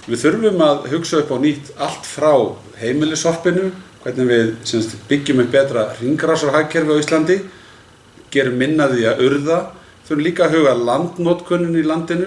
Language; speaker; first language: Icelandic; native; Icelandic